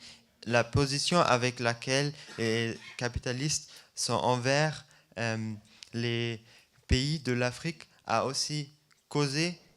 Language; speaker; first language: French; non-native, fluent; German